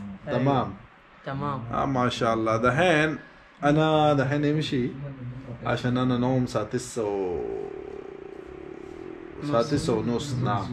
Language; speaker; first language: Arabic; non-native, learner; Pashto